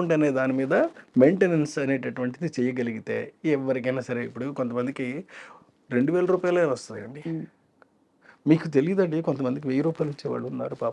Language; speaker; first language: Telugu; native; Telugu